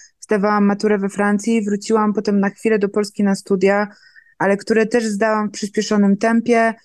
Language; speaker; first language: Polish; native; Polish